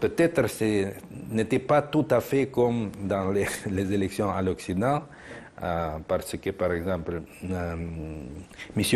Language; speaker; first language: French; non-native, fluent; Russian